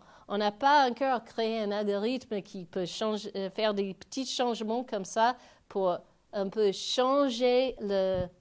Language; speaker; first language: French; non-native, fluent; English